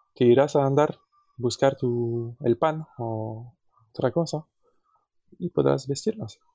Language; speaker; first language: Spanish; non-native, fluent; French